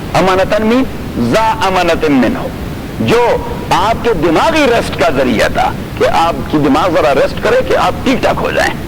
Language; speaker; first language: Urdu; non-native, local second language; Pashto